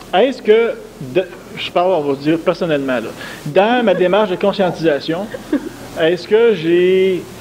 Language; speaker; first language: French; native; French